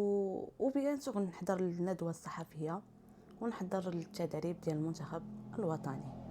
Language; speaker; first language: Arabic; native; Arabic